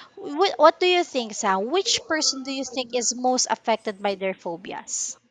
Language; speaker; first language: English; non-native, local second language; Filipino